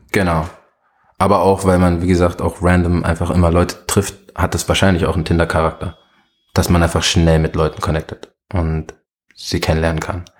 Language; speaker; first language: German; early bilingual, other home language; Arabic